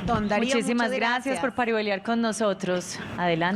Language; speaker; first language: Spanish; native; Spanish